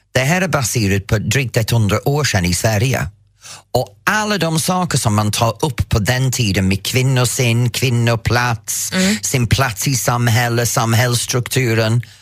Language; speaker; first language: Swedish; non-native, fluent; English